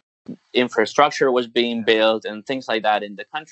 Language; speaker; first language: English; non-native, fluent; Spanish